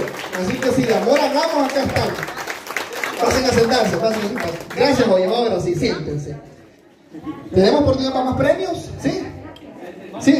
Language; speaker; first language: Spanish; native; Spanish